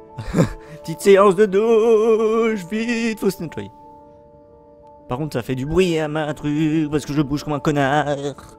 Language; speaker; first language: French; native; French